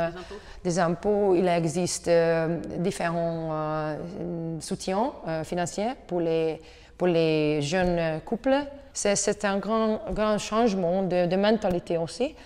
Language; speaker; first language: French; non-native, learner; Hungarian